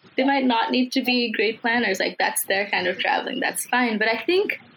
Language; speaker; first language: English; non-native, local second language; Nepali